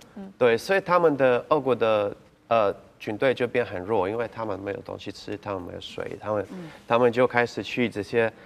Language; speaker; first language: Chinese; non-native, fluent; Ukrainian